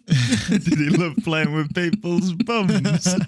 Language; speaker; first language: English; native; English